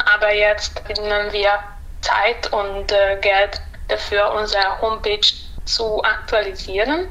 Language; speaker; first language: German; non-native, local second language; Hungarian